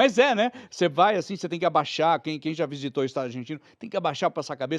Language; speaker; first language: Portuguese; native; Portuguese